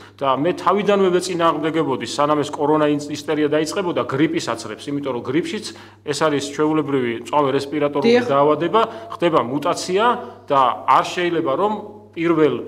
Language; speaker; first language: Georgian; native; Georgian